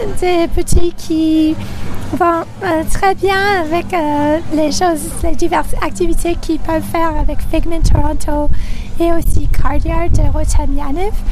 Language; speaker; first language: French; non-native, local second language; English